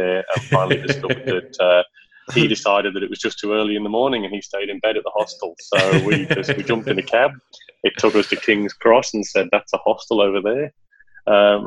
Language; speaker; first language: English; native; English